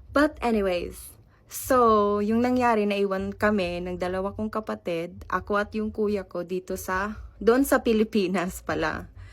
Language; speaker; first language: Filipino; non-native, local second language; Cebuano